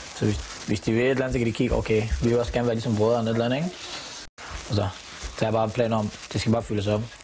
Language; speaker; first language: Danish; early bilingual, other home language; Arabic